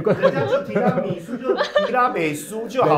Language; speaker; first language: Chinese; native; Chinese